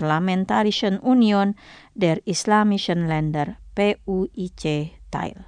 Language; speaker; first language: German; non-native, fluent; Indonesian